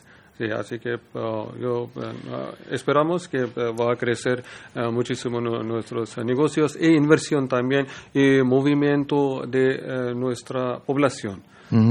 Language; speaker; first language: Spanish; non-native, learner; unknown